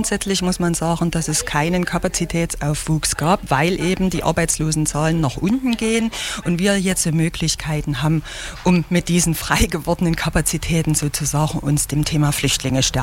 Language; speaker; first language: German; native; German